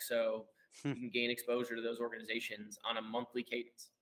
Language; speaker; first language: English; native; English